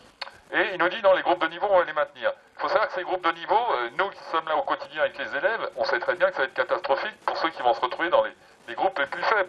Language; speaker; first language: French; native; French